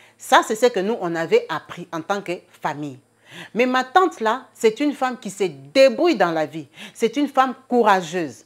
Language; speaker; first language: French; non-native, local second language; Lingala